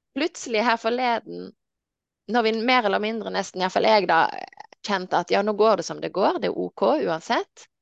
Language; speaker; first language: Norwegian; native; Norwegian